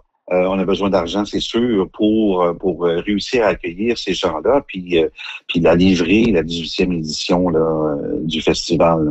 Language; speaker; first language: French; native; French